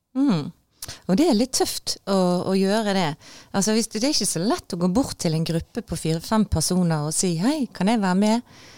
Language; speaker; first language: Norwegian; native; Norwegian